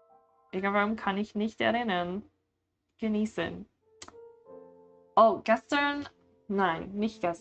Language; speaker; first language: German; non-native, learner; English